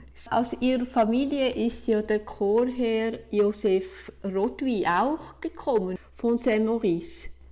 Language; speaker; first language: German; native; German